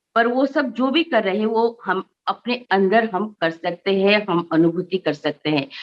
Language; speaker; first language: Hindi; non-native, local second language; Nepali